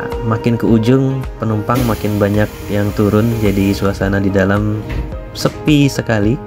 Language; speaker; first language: Indonesian; native; Indonesian